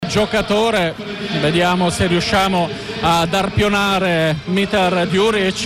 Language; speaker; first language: Italian; native; Italian